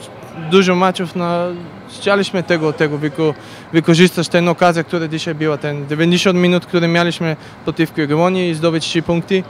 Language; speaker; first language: Polish; non-native, learner; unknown